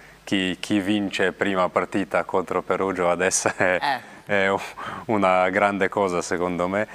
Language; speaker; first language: Italian; non-native, learner; Slovenian